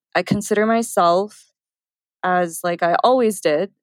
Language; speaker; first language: English; early bilingual, other home language; Arabic